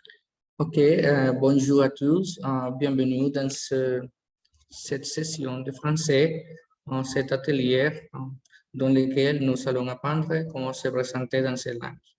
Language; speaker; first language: French; non-native, learner; Spanish